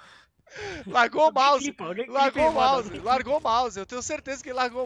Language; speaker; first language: Portuguese; native; Portuguese